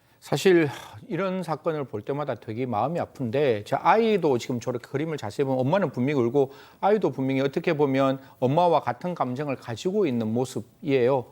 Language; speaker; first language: Korean; native; Korean